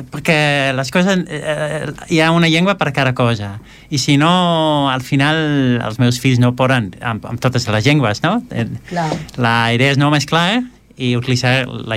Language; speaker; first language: Catalan; non-native, fluent; Dutch